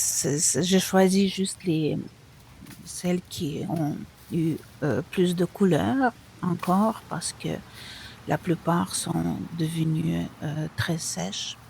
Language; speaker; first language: French; non-native, fluent; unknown